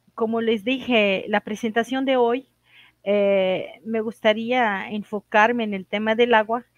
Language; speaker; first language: Spanish; non-native, fluent; Arabic